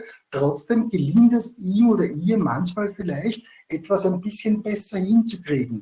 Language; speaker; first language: German; native; German